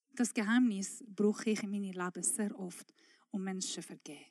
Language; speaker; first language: German; non-native, fluent; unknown